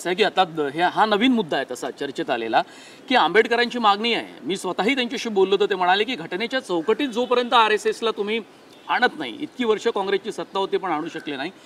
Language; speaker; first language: Marathi; native; Marathi